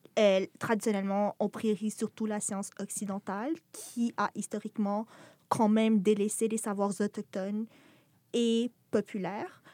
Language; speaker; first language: French; native; French